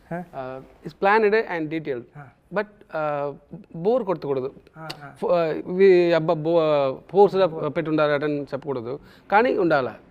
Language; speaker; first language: Telugu; non-native, local second language; Tamil